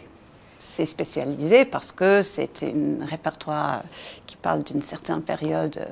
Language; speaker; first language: French; non-native, fluent; English